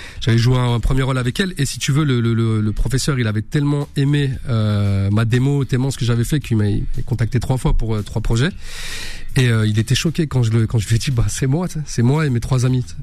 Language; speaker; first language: French; early bilingual, other home language; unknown